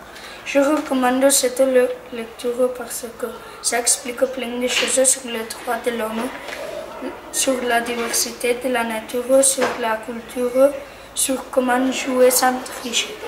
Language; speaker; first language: French; non-native, learner; Catalan